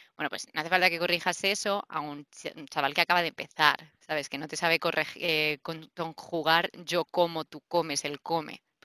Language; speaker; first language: Spanish; native; Spanish